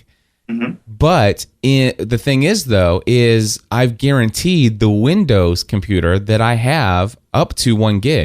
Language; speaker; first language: English; native; English